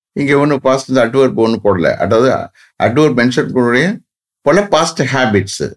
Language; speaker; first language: English; non-native, local second language; Tamil